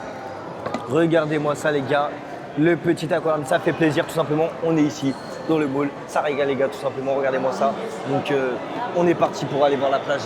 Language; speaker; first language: French; native; French